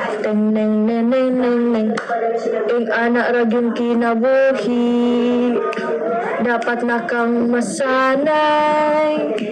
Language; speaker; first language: Filipino; non-native, local second language; Cebuano